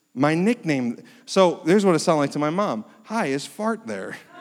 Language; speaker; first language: English; early bilingual, other home language; Korean